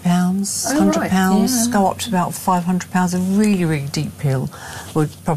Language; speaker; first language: English; native; English